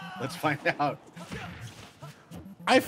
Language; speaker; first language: English; native; English